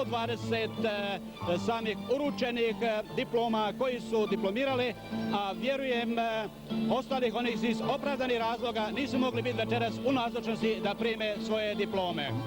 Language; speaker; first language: Croatian; native; Croatian